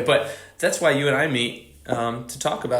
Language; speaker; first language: English; native; English